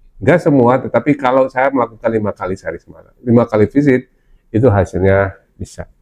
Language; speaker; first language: Indonesian; non-native, local second language; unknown